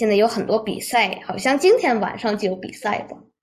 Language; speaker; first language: Chinese; early bilingual, heritage; Chinese